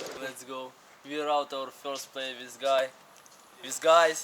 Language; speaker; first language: English; non-native, learner; Ukrainian